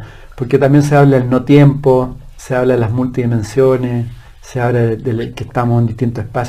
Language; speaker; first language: Spanish; native; Spanish